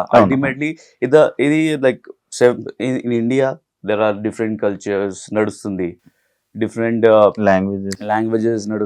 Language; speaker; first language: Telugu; non-native, learner; Hindi